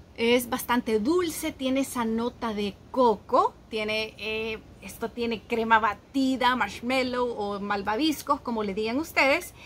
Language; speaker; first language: Spanish; native; Spanish